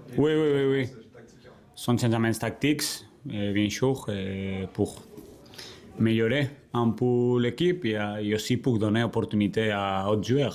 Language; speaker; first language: French; non-native, learner; Spanish